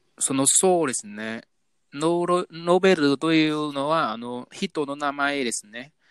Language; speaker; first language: Japanese; non-native, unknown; Vietnamese